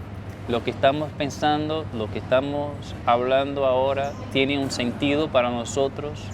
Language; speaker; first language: Spanish; non-native, fluent; Portuguese